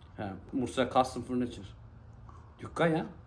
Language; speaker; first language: Turkish; native; Turkish